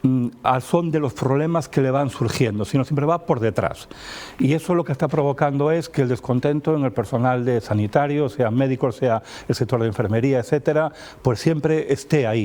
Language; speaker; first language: Spanish; native; Spanish